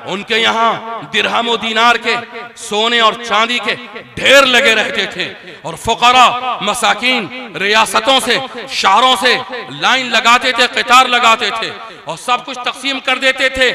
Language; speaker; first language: Urdu; native; Urdu